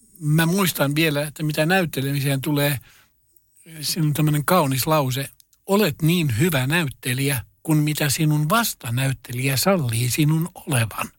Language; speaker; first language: Finnish; non-native, local second language; Swedish